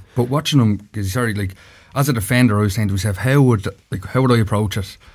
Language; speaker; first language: English; native; English